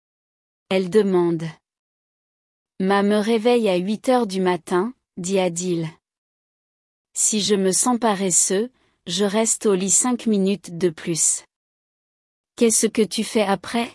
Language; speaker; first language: French; non-native, learner; Chinese